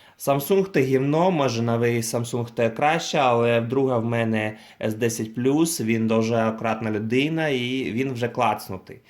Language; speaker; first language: Ukrainian; non-native, local second language; Russian